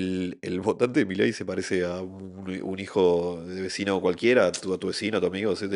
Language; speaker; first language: Spanish; native; Spanish